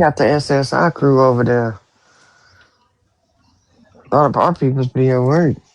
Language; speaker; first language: English; native; English